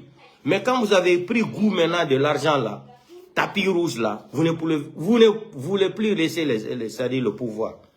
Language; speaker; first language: French; non-native, local second language; Fula